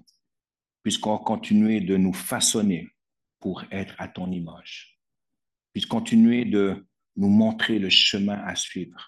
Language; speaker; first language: French; native; French